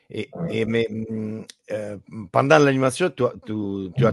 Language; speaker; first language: French; non-native, learner; Italian